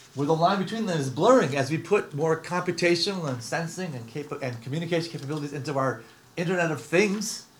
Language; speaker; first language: English; native; English